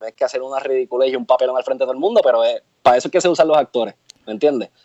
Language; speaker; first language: Spanish; native; Spanish